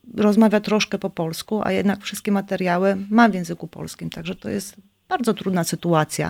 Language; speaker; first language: Polish; native; Polish